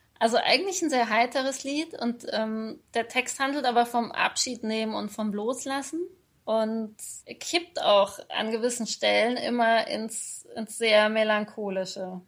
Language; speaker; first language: German; early bilingual, other home language; Persian